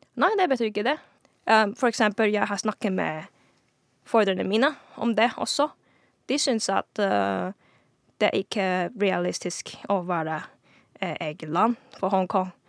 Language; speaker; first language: Norwegian; non-native, fluent; Cantonese